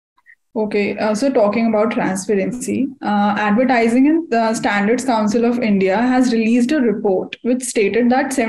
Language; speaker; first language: English; non-native, local second language; Hindi